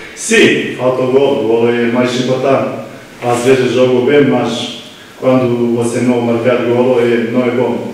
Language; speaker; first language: Portuguese; non-native, learner; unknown